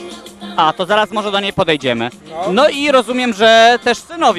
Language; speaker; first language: Polish; native; Polish